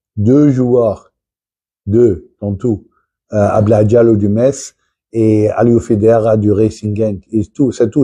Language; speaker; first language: French; non-native, fluent; Dutch